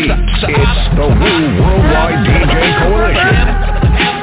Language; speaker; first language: English; native; English